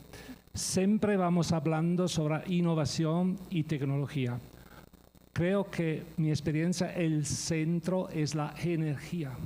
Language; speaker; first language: Spanish; non-native, fluent; Italian